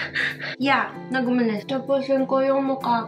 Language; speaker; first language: Filipino; non-native, learner; English